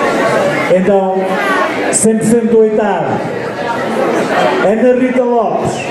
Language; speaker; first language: Portuguese; native; Portuguese